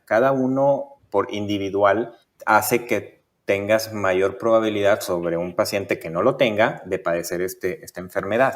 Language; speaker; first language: Spanish; native; Spanish